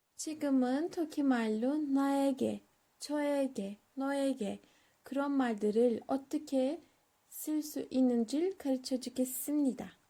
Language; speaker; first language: Korean; non-native, learner; Turkish